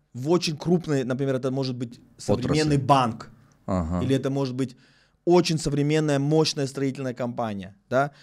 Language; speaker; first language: Russian; native; Russian